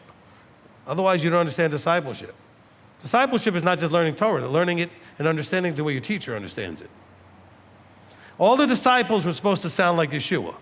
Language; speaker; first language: English; native; English